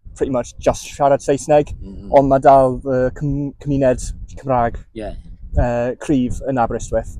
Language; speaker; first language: Welsh; non-native, local second language; English